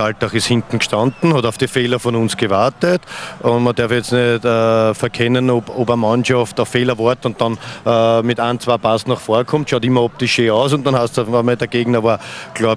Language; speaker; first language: German; native; German